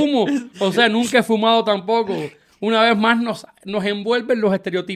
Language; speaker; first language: Spanish; native; Spanish